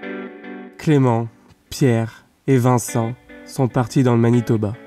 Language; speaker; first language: French; native; French